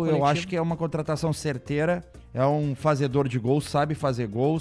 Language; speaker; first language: Portuguese; native; Portuguese